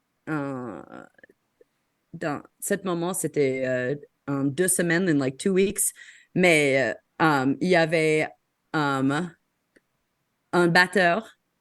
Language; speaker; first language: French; non-native, fluent; English